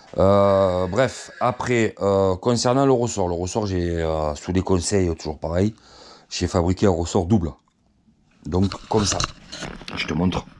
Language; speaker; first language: French; native; French